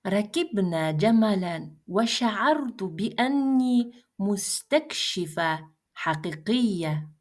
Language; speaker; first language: Arabic; non-native, fluent; Russian